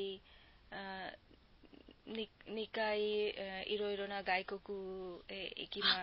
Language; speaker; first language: Japanese; non-native, learner; Bangla